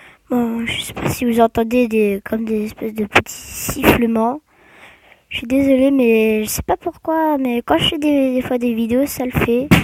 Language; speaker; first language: French; native; French